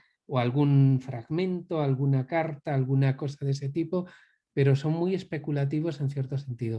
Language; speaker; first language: Spanish; native; Spanish